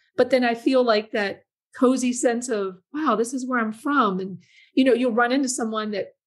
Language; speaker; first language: English; native; English